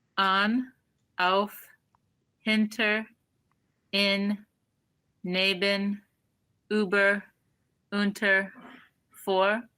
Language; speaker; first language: German; non-native, learner; English